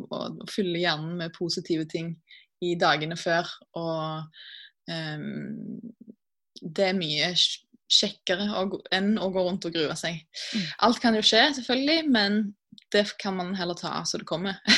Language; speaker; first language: Norwegian; native; Norwegian